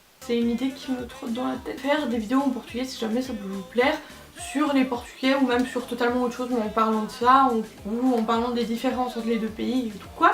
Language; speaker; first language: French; native; French